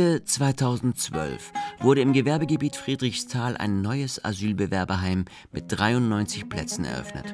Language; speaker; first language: German; native; German